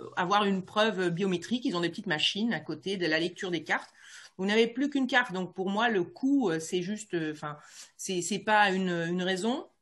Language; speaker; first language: French; native; French